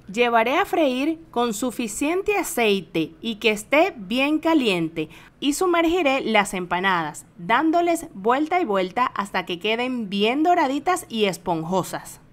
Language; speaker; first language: Spanish; native; Spanish